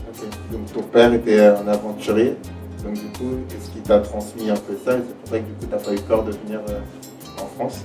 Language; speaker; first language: French; native; French